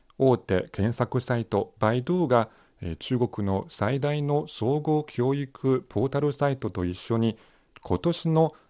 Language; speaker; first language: Japanese; non-native, fluent; Chinese